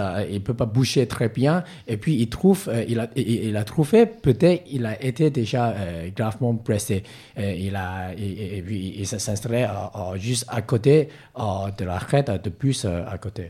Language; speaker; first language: French; non-native, learner; Cantonese